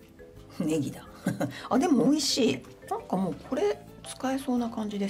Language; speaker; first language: Japanese; native; Japanese